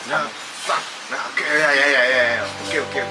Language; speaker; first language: Indonesian; non-native, local second language; Balinese